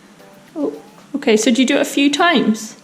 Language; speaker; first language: English; native; English